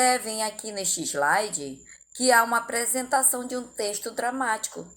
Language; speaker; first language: Portuguese; native; Portuguese